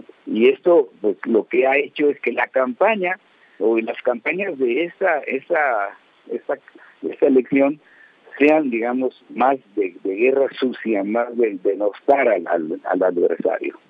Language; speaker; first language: Spanish; native; Spanish